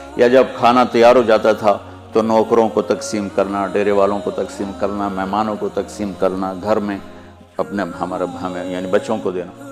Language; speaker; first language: Urdu; non-native, local second language; Punjabi